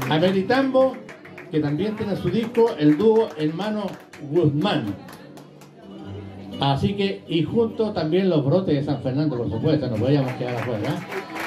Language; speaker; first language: Spanish; native; Spanish